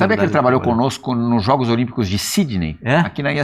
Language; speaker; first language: Portuguese; native; Portuguese